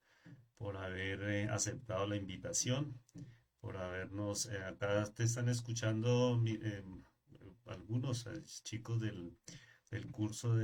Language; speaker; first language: Spanish; native; Spanish